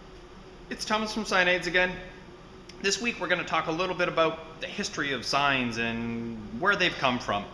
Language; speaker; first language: English; native; English